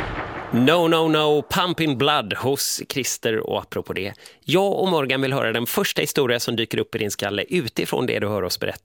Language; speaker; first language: Swedish; native; Swedish